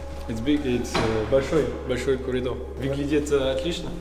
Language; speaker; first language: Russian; non-native, learner; French